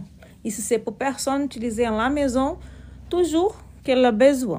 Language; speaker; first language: French; non-native, learner; Portuguese